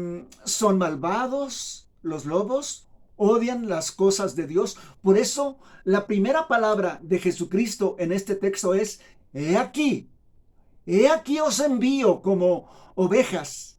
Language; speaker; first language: Spanish; native; Spanish